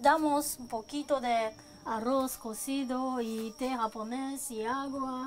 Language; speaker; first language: Spanish; non-native, learner; Japanese